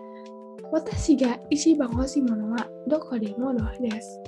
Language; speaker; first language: Japanese; non-native, learner; Indonesian